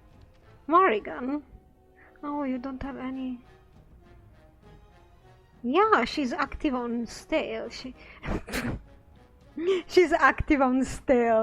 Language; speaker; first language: English; non-native, fluent; Italian